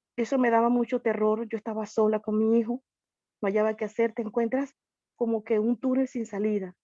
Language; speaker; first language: Spanish; native; Spanish